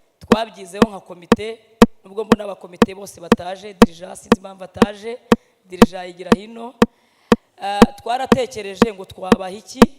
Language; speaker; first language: Kinyarwanda; native; Kinyarwanda